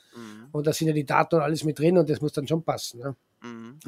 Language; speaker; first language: German; native; German